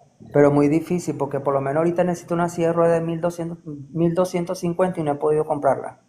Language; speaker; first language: Spanish; native; Spanish